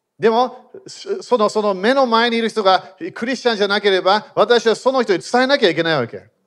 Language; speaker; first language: Japanese; non-native, fluent; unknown